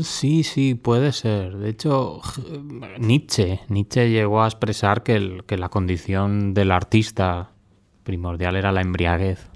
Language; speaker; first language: Spanish; native; Spanish